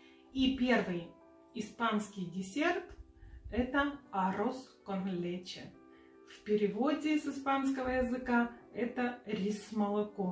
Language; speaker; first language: Russian; native; Russian